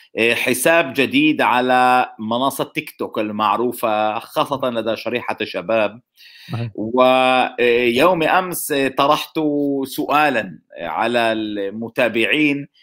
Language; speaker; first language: Arabic; non-native, local second language; Hebrew